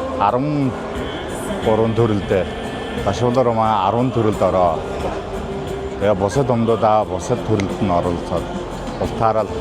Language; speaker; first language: Mongolian; non-native, local second language; Buriat